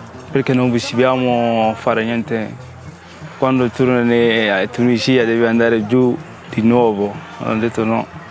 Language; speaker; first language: Italian; non-native, learner; Bambara